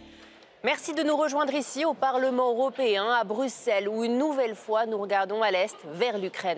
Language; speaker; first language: French; native; French